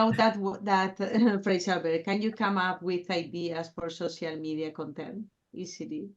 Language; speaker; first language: English; non-native, fluent; Spanish